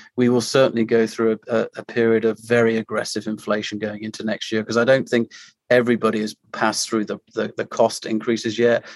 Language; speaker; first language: English; native; English